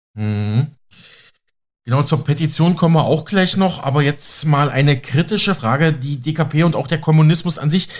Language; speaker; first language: German; native; German